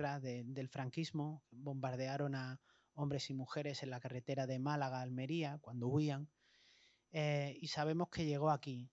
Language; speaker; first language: Spanish; native; Spanish